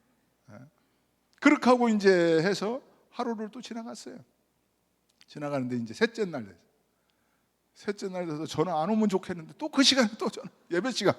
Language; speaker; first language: Korean; native; Korean